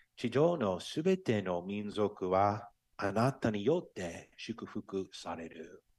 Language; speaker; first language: Japanese; non-native, fluent; English